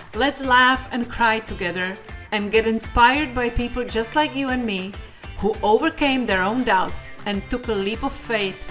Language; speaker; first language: English; non-native, fluent; Czech